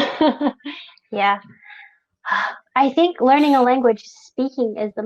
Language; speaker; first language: English; non-native, local second language; French